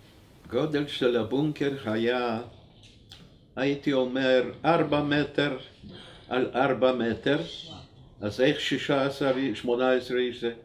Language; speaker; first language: Hebrew; non-native, fluent; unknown